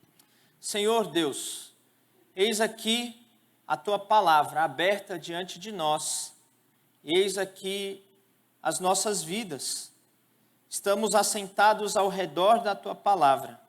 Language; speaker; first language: Portuguese; native; Portuguese